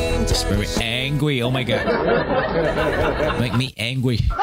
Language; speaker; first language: English; non-native, learner; Chinese